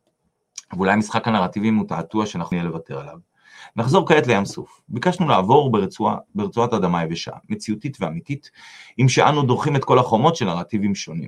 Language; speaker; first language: Hebrew; native; Hebrew